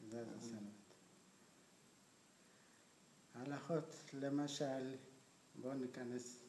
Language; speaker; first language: Hebrew; non-native, fluent; Amharic